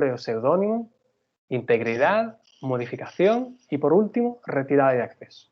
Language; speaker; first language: Spanish; native; Spanish